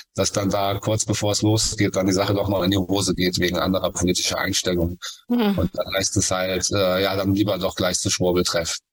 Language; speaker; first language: German; native; German